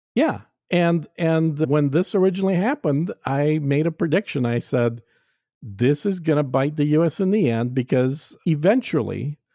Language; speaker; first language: English; native; English